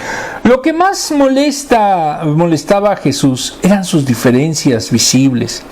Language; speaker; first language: Spanish; native; Spanish